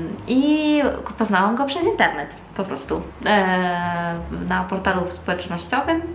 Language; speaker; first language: Polish; early bilingual, heritage; Polish